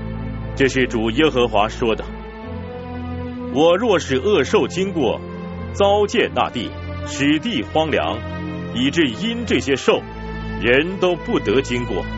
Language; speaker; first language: Chinese; native; Chinese